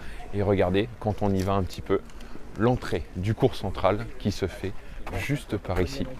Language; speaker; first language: French; native; French